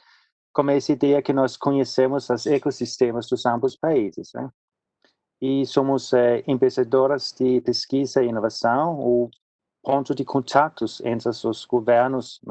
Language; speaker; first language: Portuguese; non-native, fluent; Swedish